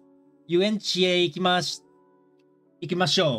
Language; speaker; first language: Japanese; non-native, learner; English